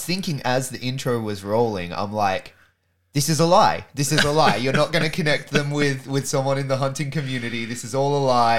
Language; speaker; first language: English; native; English